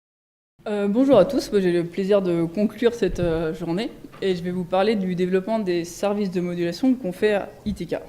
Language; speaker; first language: French; native; French